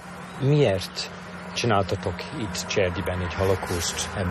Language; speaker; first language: Hungarian; non-native, fluent; English